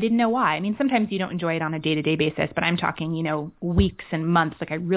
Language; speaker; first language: English; native; English